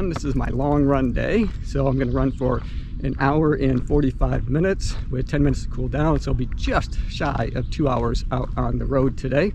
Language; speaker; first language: English; native; English